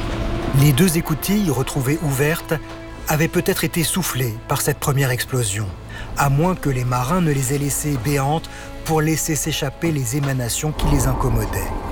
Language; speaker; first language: French; native; French